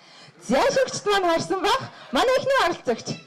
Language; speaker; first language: Mongolian; native; Mongolian